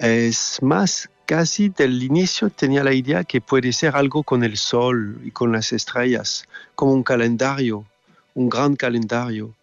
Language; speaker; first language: Spanish; non-native, fluent; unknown